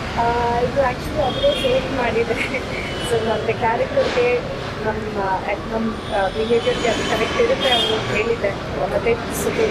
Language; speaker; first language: Kannada; non-native, learner; Malayalam